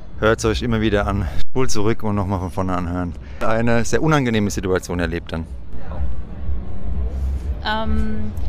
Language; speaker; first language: German; native; German